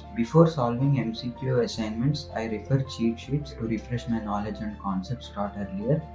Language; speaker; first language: English; non-native, local second language; Telugu